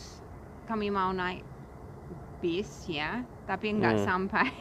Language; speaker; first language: Indonesian; non-native, fluent; English